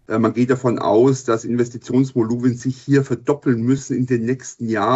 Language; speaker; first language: German; native; German